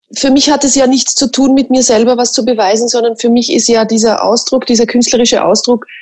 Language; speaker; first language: German; native; German